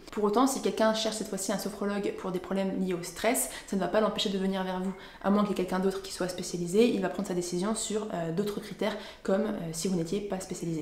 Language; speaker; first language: French; native; French